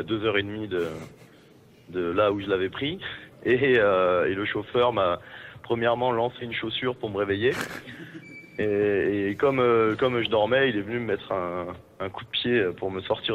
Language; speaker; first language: French; native; French